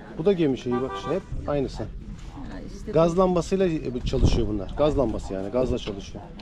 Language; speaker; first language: Turkish; native; Turkish